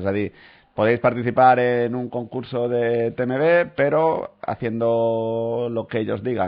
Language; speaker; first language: Spanish; non-native, local second language; Catalan